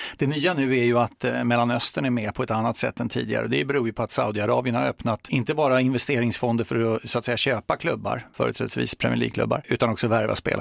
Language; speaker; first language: Swedish; native; Swedish